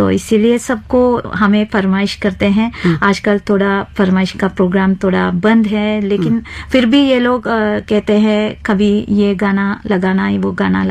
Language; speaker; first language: Hindi; non-native, fluent; Sinhala